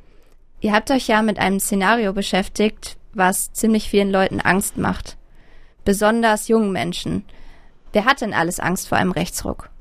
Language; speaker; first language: German; native; German